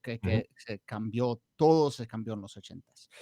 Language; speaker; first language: Spanish; non-native, fluent; English